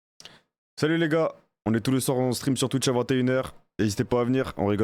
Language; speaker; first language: French; native; French